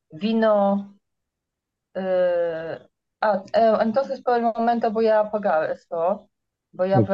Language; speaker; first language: Spanish; non-native, learner; Polish